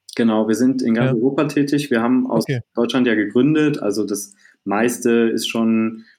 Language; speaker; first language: German; native; German